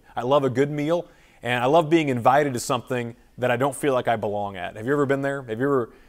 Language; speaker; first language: English; native; English